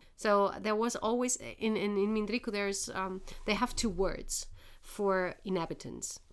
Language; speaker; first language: English; non-native, fluent; Portuguese